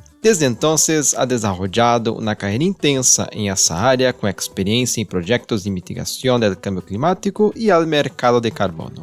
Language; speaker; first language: Spanish; non-native, fluent; Portuguese